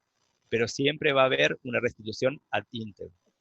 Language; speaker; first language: Spanish; native; Spanish